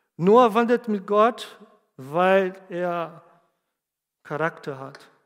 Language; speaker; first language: German; non-native, fluent; Portuguese